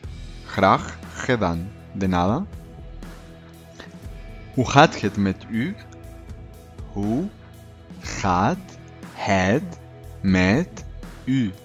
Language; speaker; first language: Dutch; non-native, learner; Spanish